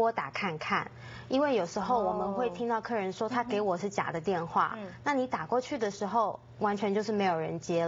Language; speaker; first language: Chinese; native; Chinese